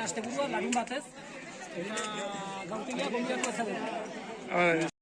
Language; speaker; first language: Basque; native; Basque